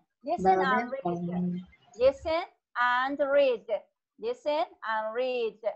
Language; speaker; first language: English; non-native, learner; Persian